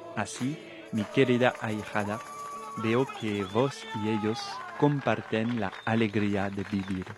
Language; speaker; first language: Spanish; non-native, fluent; French